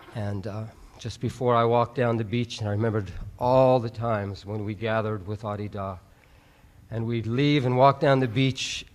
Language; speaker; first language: English; native; English